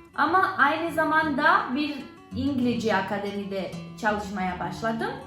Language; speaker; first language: Turkish; non-native, learner; Spanish